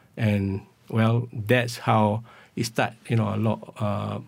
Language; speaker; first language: English; non-native, local second language; Malay